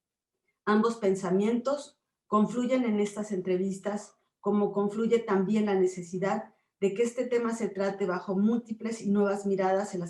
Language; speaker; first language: Spanish; native; Spanish